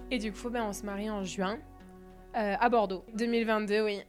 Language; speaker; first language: French; native; French